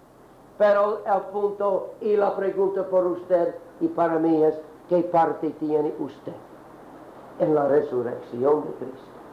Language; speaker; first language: Spanish; non-native, learner; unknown